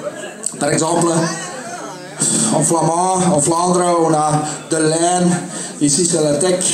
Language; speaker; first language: French; non-native, local second language; Dutch